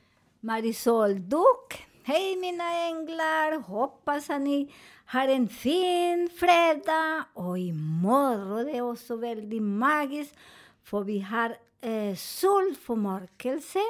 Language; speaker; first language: Swedish; non-native, learner; Spanish